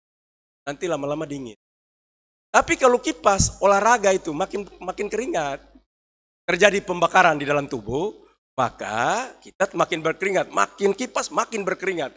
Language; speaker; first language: Indonesian; native; Indonesian